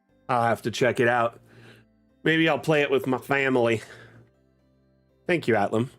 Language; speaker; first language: English; native; English